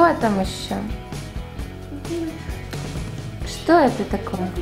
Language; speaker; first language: Russian; native; Russian